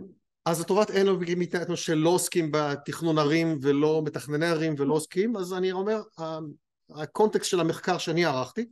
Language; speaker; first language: Hebrew; native; Hebrew